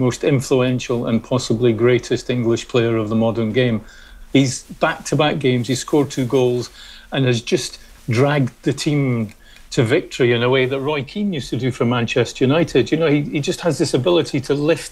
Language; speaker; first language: English; native; English